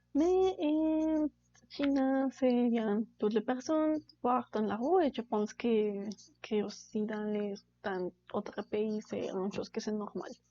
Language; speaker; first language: French; non-native, learner; Spanish